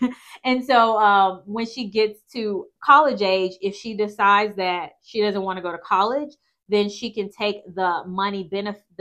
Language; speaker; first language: English; native; English